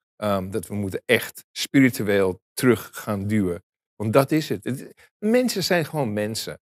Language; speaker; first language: Dutch; native; Dutch